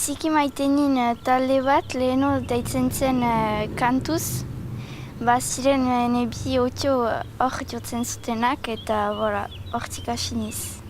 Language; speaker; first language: Basque; non-native, local second language; French